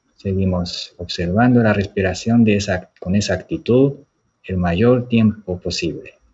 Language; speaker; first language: Spanish; non-native, fluent; Japanese